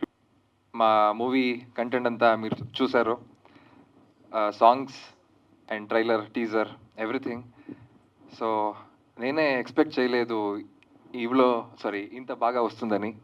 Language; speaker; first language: Telugu; non-native, learner; Kannada